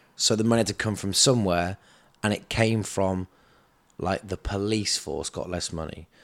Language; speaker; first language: English; native; English